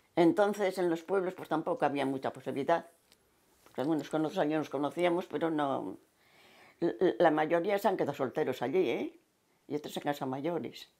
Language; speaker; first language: Spanish; native; Spanish